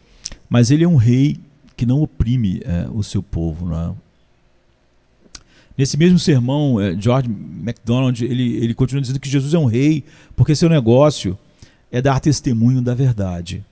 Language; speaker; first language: Portuguese; native; Portuguese